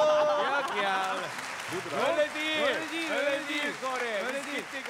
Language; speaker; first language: Turkish; non-native, learner; Japanese